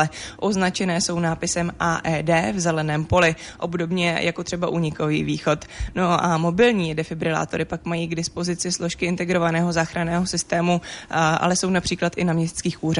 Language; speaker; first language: Czech; native; Czech